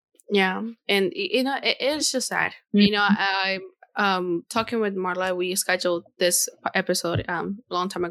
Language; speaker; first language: English; non-native, fluent; Spanish